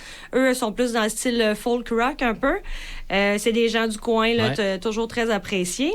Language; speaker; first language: French; native; French